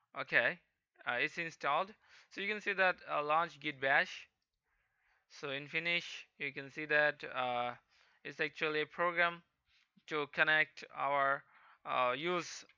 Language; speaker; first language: English; non-native, local second language; Hindi